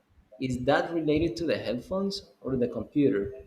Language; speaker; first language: English; non-native, fluent; Spanish